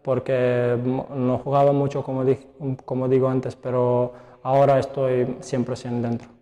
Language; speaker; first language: Spanish; non-native, learner; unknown